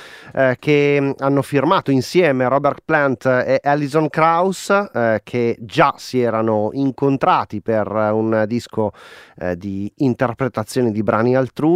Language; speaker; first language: Italian; native; Italian